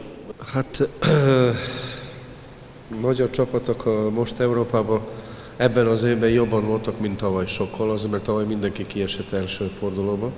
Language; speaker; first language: Hungarian; non-native, fluent; Serbian